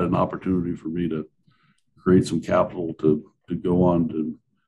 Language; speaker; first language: English; native; English